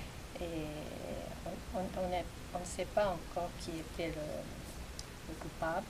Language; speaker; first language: French; non-native, fluent; Japanese